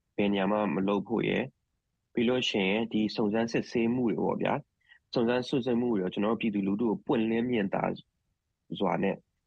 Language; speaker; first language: Burmese; non-native, local second language; S'gaw Karen